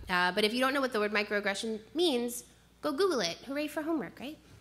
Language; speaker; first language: English; native; English